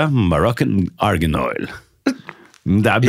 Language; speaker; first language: Norwegian; native; Norwegian